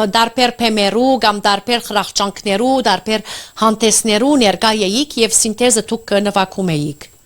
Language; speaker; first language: Armenian; early bilingual, heritage; Armenian